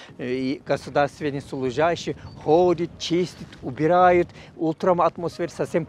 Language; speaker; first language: Russian; non-native, learner; Turkish